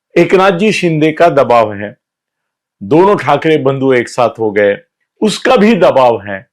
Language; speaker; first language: Hindi; native; Hindi